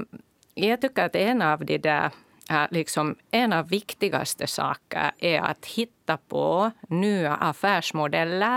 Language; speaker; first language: Swedish; non-native, local second language; Finnish